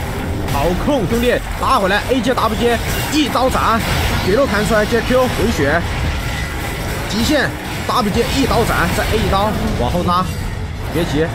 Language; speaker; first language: Chinese; native; Chinese